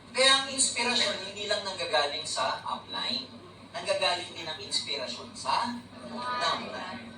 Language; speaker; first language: Filipino; native; Filipino